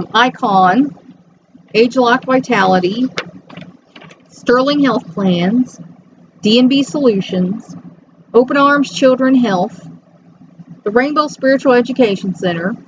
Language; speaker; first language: English; native; English